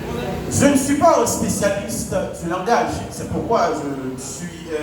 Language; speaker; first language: French; non-native, local second language; Haitian Creole